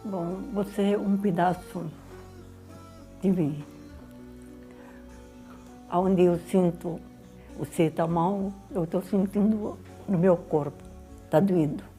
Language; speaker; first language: Portuguese; non-native, learner; Arabic